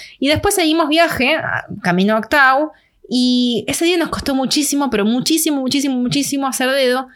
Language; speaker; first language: Spanish; native; Spanish